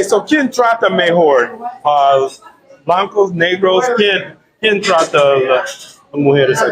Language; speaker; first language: Spanish; non-native, learner; English